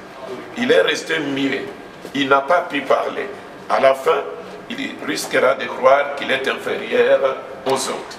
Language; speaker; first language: French; non-native, local second language; Lingala